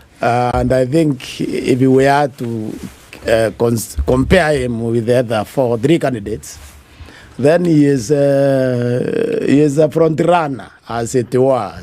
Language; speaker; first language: English; non-native, local second language; Meru